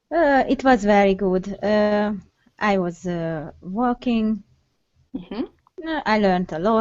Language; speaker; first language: English; non-native, learner; Hungarian